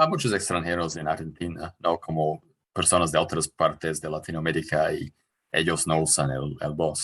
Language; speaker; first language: Spanish; non-native, fluent; English